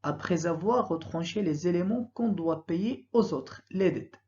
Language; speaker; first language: French; non-native, local second language; Arabic